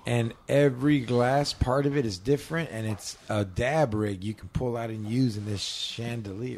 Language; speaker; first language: English; native; English